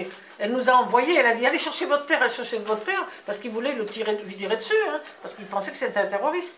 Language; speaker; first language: French; native; French